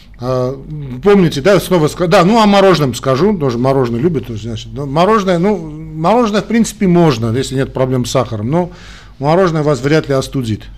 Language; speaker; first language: Russian; non-native, local second language; Armenian